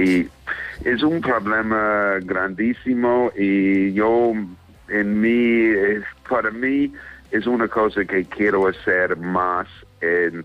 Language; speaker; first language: Spanish; non-native, fluent; English